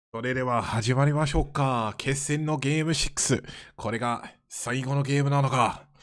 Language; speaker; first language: Japanese; non-native, learner; English